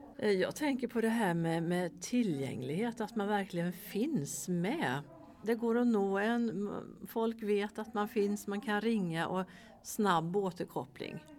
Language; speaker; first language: Swedish; native; Swedish